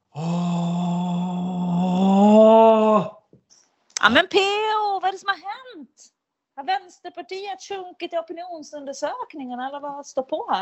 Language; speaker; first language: Swedish; native; Swedish